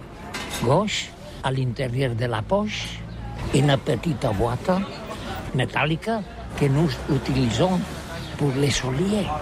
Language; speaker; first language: French; non-native, learner; Catalan